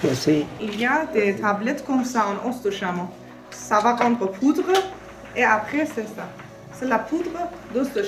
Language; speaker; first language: French; non-native, learner; Persian